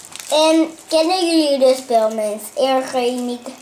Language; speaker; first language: Dutch; early bilingual, heritage; Dutch